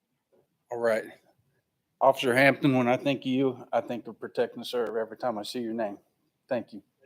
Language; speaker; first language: English; native; English